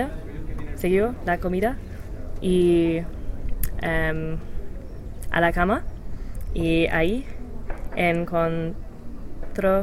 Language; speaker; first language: Spanish; non-native, learner; English